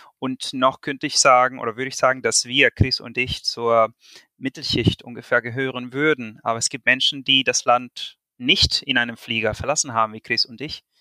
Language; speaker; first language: German; non-native, fluent; Spanish